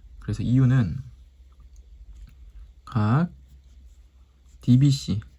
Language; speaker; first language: Korean; native; Korean